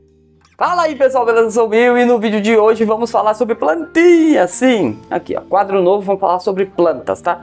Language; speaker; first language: Portuguese; native; Portuguese